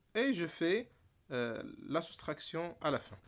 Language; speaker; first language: French; non-native, local second language; Arabic